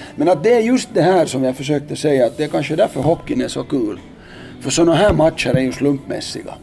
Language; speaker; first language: Swedish; native; Swedish